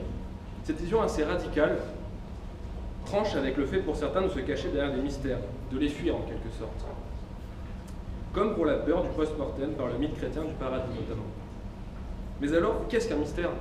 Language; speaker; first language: French; native; French